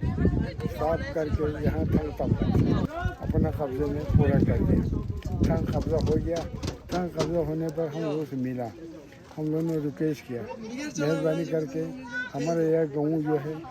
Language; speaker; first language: Hindi; non-native, local second language; Balti